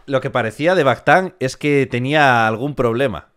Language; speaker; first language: Spanish; native; Spanish